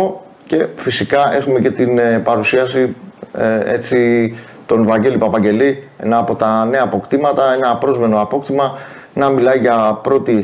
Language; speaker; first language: Greek; native; Greek